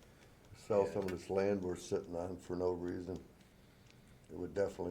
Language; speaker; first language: English; native; English